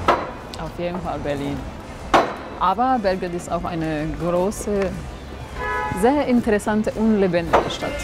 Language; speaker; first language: German; non-native, fluent; Serbian